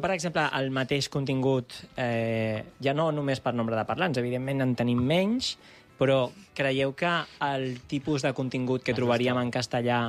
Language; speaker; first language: Catalan; native; Catalan